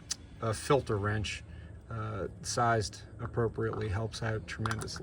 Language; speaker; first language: English; native; English